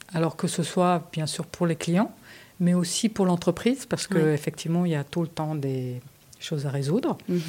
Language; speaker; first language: French; early bilingual, other home language; Romanian